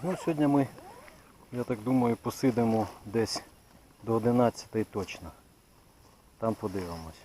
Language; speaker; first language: Ukrainian; native; Ukrainian